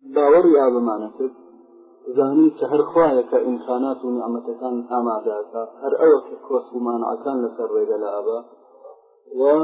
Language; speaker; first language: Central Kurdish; non-native, local second language; Gurani